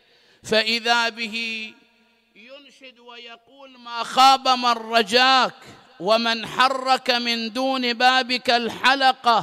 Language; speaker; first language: Arabic; native; Arabic